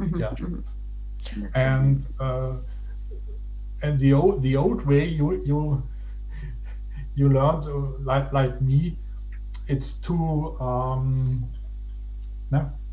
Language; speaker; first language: English; non-native, fluent; German